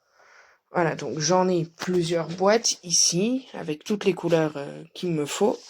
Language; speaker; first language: French; native; French